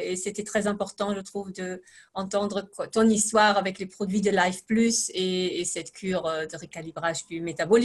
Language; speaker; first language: French; non-native, fluent; German